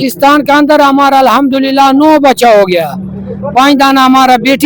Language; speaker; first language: Hindi; non-native, learner; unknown